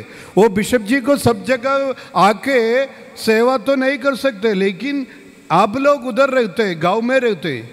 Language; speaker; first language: Hindi; non-native, local second language; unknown